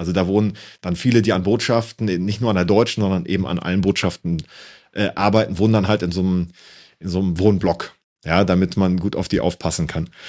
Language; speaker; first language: German; native; German